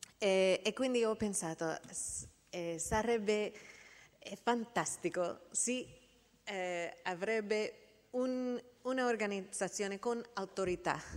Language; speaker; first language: Italian; non-native, learner; English